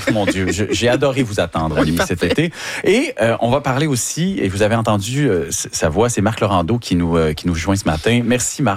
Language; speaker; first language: French; native; French